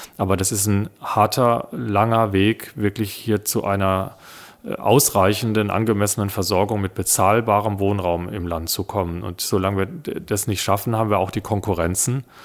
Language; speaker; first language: German; early bilingual, other home language; Italian